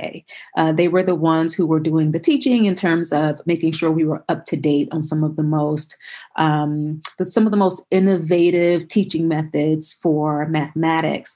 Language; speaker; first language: English; native; English